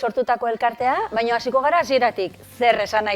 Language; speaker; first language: Basque; native; Basque